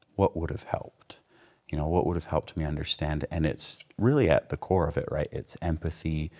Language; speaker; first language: English; native; English